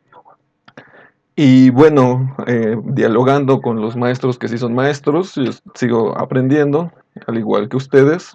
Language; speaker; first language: Spanish; native; Spanish